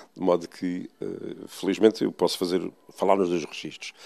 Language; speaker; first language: Portuguese; native; Portuguese